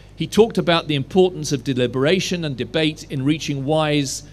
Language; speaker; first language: English; native; English